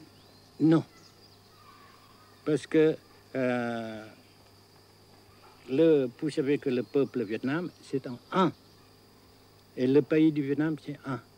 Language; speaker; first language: French; non-native, local second language; Vietnamese